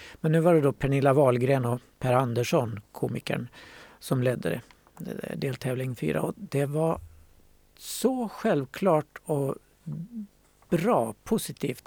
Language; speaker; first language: Swedish; native; Swedish